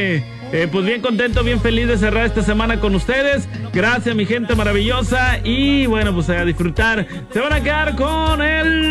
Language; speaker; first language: Spanish; native; Spanish